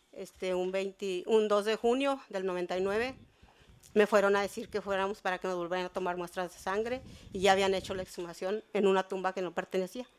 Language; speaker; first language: Spanish; native; Spanish